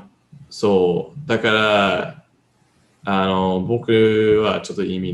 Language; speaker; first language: Japanese; non-native, learner; English